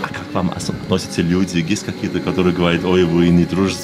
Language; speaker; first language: Russian; non-native, fluent; German